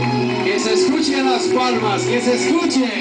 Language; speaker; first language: Spanish; native; Spanish